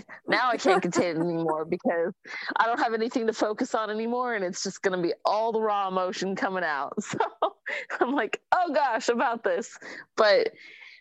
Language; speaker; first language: English; native; English